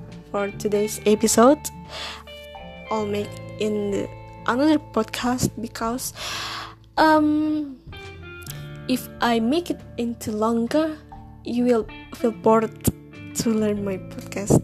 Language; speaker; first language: English; non-native, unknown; Indonesian